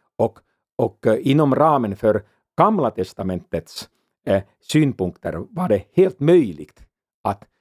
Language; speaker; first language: Swedish; non-native, fluent; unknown